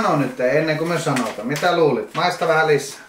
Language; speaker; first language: Finnish; non-native, local second language; Swedish